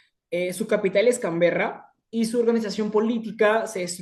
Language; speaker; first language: Spanish; native; Spanish